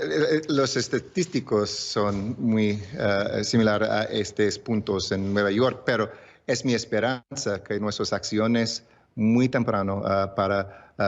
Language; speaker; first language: Spanish; early bilingual, heritage; English